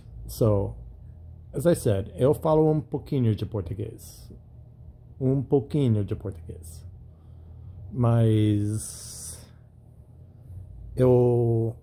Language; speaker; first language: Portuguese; non-native, learner; English